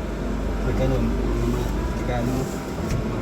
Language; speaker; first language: Filipino; non-native, local second language; Cebuano